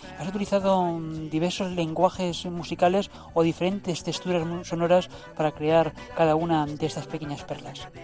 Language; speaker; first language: Spanish; native; Spanish